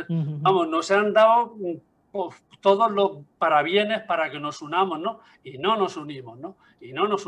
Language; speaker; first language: Spanish; native; Spanish